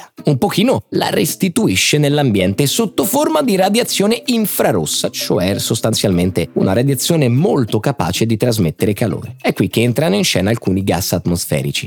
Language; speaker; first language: Italian; native; Italian